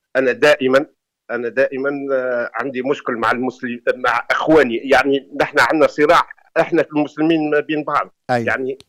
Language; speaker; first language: Arabic; native; Arabic